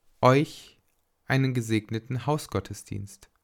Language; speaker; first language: German; native; German